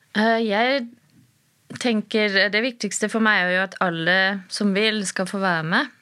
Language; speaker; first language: Norwegian; non-native, fluent; German